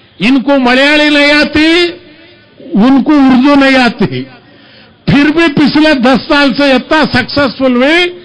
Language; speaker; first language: Urdu; native; Urdu